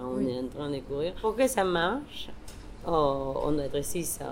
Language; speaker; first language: French; non-native, fluent; Spanish